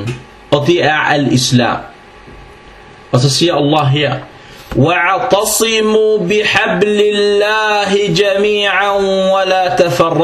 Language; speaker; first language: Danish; non-native, fluent; Arabic